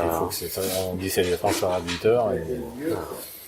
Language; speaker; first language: French; native; French